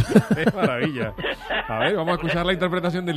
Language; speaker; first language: Spanish; native; Spanish